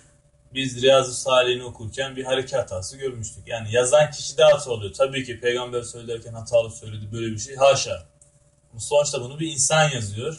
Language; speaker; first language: Turkish; native; Turkish